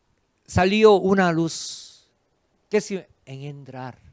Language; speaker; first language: Spanish; non-native, fluent; Korean